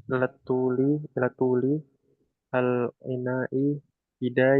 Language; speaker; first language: Arabic; non-native, learner; Indonesian